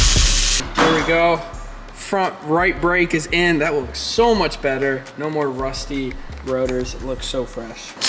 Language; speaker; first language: English; native; English